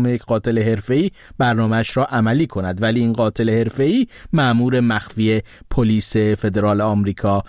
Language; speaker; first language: Persian; native; Persian